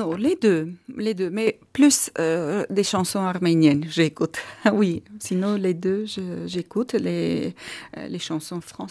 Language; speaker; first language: French; non-native, fluent; Armenian